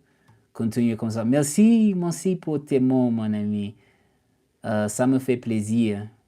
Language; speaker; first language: French; non-native, learner; English